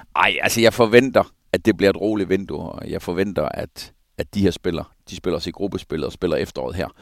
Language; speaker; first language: Danish; native; Danish